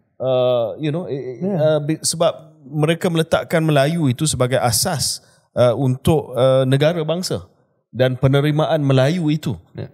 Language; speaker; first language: Malay; early bilingual, heritage; Malay